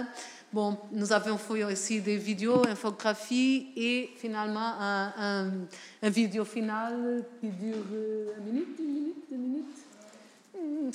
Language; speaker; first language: French; non-native, fluent; Portuguese